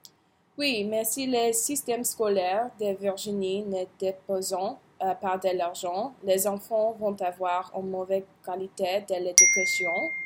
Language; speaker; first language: French; non-native, learner; English